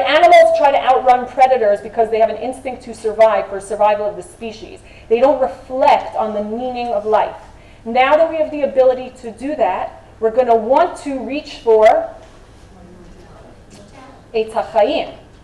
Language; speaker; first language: English; native; English